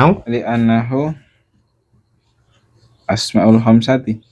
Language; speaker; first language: Arabic; non-native, learner; Indonesian